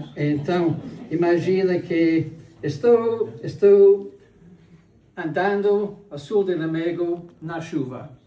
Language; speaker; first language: Portuguese; non-native, learner; English